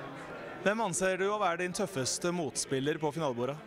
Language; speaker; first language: Norwegian; native; Norwegian